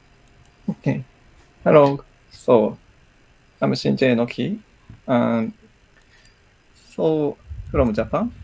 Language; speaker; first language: English; non-native, learner; Japanese